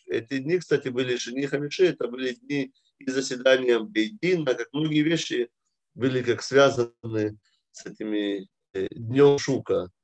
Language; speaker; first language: Russian; early bilingual, heritage; Russian